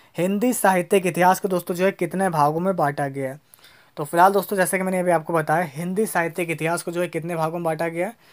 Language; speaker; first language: Hindi; native; Hindi